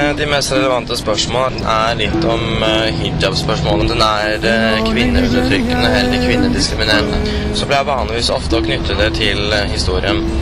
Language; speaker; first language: Norwegian; early bilingual, other home language; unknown